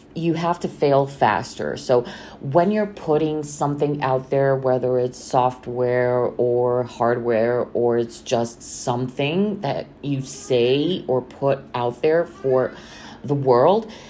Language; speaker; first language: English; non-native, fluent; Romanian